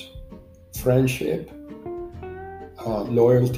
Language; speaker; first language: English; non-native, learner; Spanish